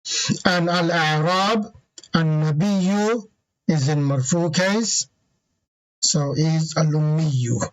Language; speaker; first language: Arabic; non-native, fluent; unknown